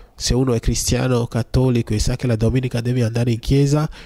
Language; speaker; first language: Italian; non-native, fluent; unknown